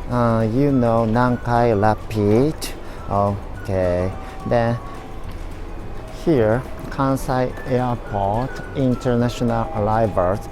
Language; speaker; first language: English; non-native, learner; Japanese